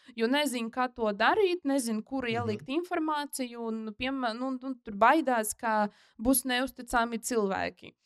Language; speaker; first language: Latvian; non-native, local second language; Russian